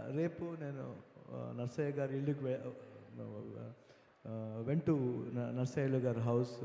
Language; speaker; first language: Telugu; non-native, learner; Kannada